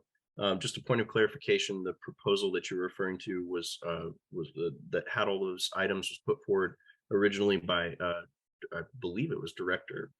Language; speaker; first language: English; native; English